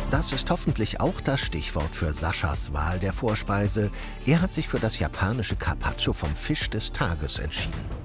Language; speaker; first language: German; native; German